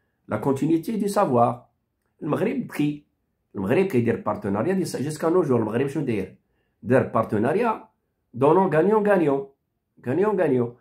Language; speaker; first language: French; non-native, local second language; Arabic